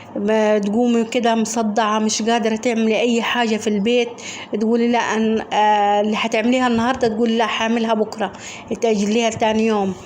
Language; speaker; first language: Arabic; native; Arabic